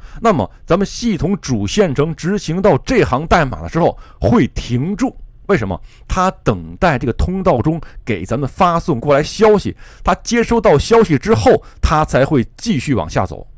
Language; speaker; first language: Chinese; native; Chinese